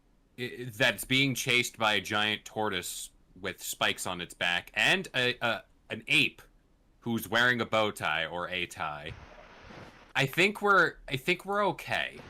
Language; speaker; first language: English; native; English